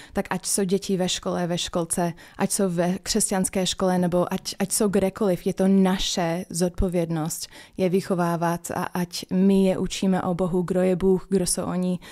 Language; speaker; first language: Czech; non-native, fluent; English